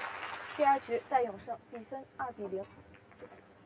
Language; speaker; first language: Chinese; native; Chinese